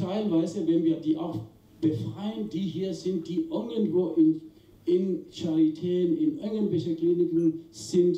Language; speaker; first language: German; non-native, fluent; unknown